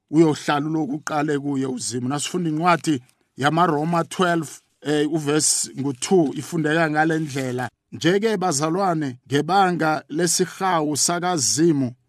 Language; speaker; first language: Zulu; non-native, local second language; South Ndebele